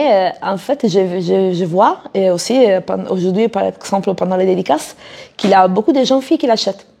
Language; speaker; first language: French; non-native, fluent; Italian